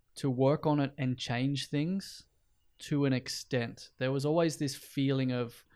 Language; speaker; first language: English; native; English